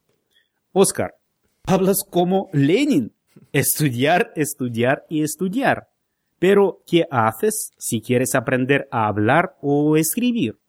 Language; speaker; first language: Spanish; non-native, fluent; Russian